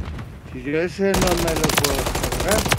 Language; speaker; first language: Spanish; native; Spanish